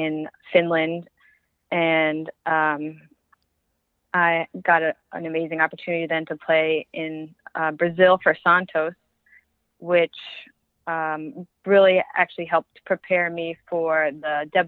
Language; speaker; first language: English; native; English